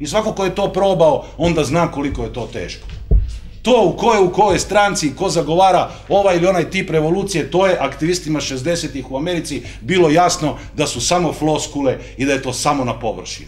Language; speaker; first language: Croatian; native; Croatian